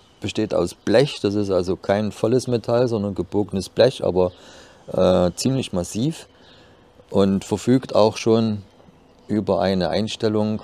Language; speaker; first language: German; native; German